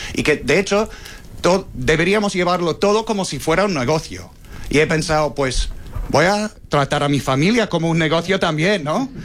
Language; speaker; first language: Spanish; non-native, fluent; English